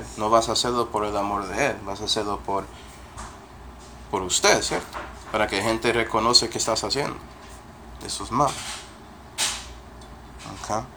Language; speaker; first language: Spanish; non-native, fluent; English